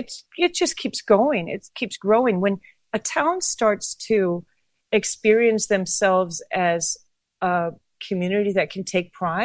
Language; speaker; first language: English; native; English